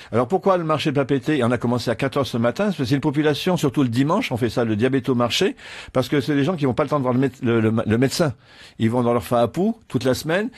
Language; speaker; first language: French; native; French